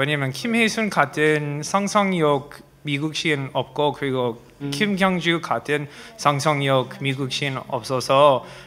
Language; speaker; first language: Korean; non-native, learner; English